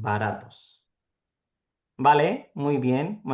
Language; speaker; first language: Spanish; non-native, fluent; Urdu